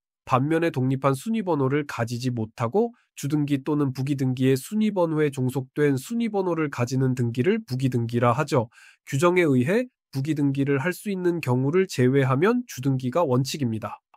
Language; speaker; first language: Korean; native; Korean